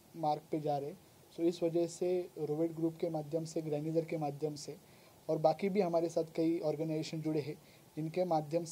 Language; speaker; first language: Hindi; non-native, local second language; Marathi